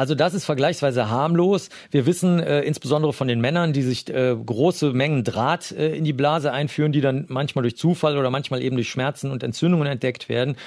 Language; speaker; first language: German; native; German